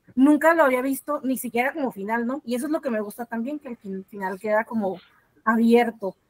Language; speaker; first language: Spanish; native; Spanish